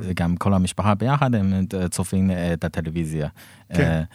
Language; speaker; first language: Hebrew; non-native, fluent; Chinese